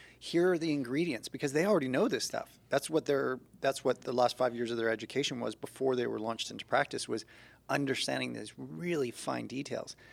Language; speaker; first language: English; native; English